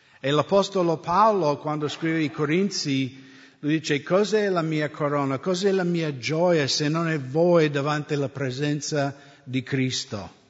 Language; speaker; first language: Italian; non-native, fluent; English